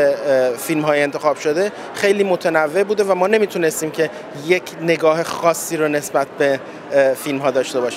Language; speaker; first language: Persian; native; Persian